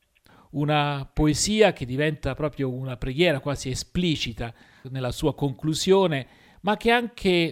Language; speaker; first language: Italian; native; Italian